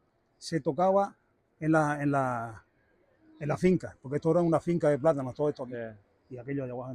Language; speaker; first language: Spanish; native; Spanish